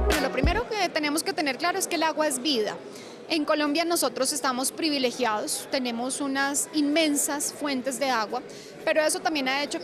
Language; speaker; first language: Spanish; native; Spanish